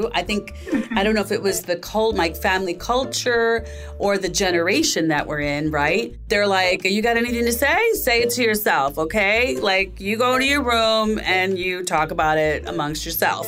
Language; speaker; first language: English; native; English